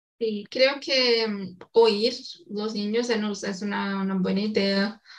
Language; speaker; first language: Spanish; non-native, learner; Portuguese